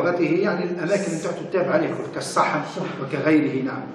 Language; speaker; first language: Arabic; native; Arabic